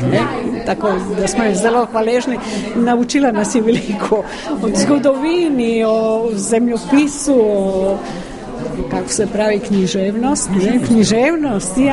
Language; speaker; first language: Slovenian; non-native, learner; Croatian